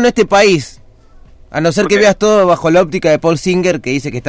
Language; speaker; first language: Spanish; native; Spanish